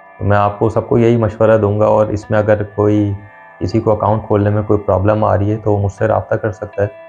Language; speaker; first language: Urdu; non-native, local second language; Punjabi